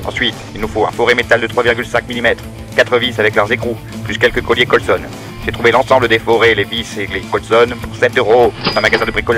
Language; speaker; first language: French; native; French